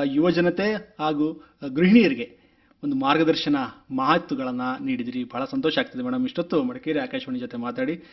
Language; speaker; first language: Kannada; native; Kannada